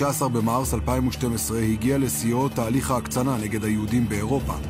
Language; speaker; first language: Hebrew; native; Hebrew